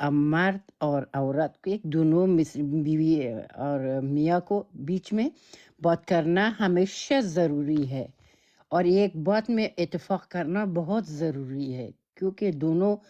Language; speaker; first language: Hindi; non-native, learner; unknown